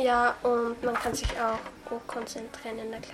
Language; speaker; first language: German; early bilingual, other home language; Croatian